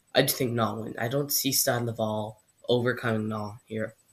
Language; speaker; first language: English; native; English